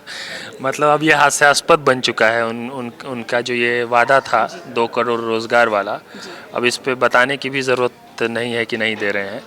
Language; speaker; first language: Hindi; native; Hindi